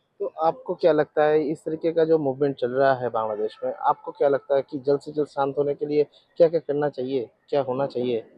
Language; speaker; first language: Hindi; non-native, local second language; Bangla